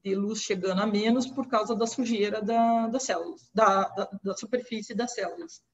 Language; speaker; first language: Portuguese; native; Portuguese